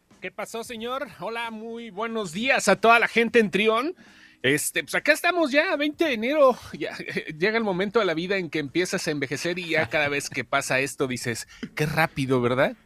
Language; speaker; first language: Spanish; native; Spanish